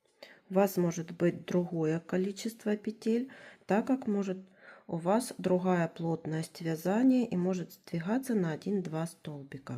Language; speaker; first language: Russian; native; Russian